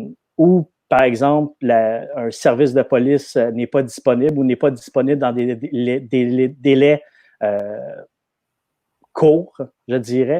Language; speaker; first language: French; native; French